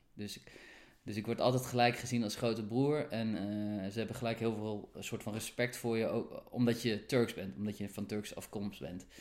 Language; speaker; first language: Dutch; early bilingual, other home language; Turkish